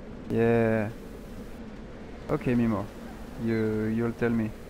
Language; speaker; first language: English; non-native, learner; French